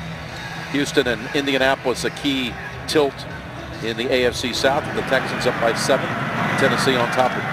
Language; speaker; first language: English; native; English